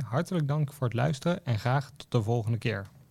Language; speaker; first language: Dutch; native; Dutch